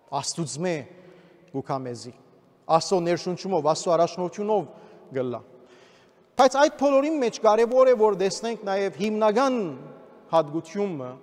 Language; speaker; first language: Armenian; early bilingual, heritage; Armenian